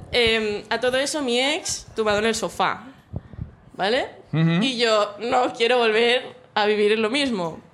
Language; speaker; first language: Spanish; non-native, local second language; Catalan